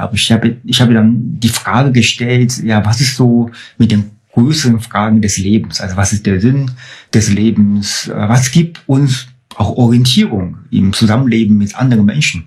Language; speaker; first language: German; non-native, fluent; Chinese